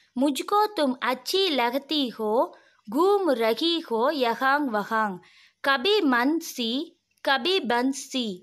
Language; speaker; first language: Hindi; non-native, local second language; Tamil